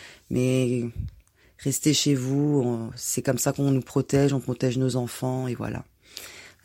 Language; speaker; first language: French; native; French